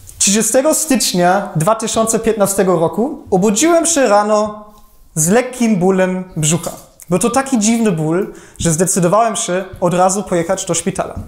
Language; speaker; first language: Polish; non-native, fluent; German